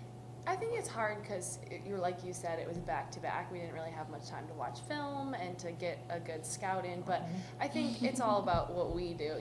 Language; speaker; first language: English; native; English